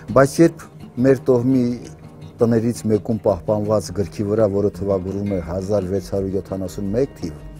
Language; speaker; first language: Armenian; native; Armenian